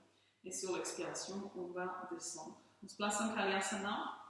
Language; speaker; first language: French; native; French